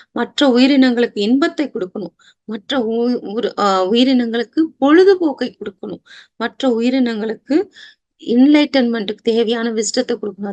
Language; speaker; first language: Tamil; native; Tamil